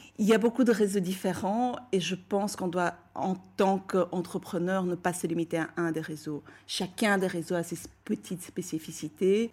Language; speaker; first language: French; non-native, fluent; Bulgarian